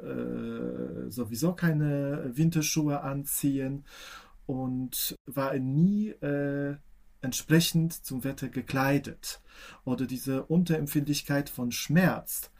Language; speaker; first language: German; non-native, fluent; Polish